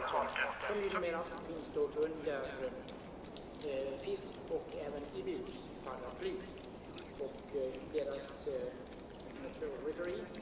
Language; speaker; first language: Swedish; native; Swedish